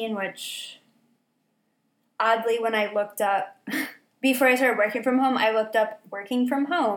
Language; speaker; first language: English; native; English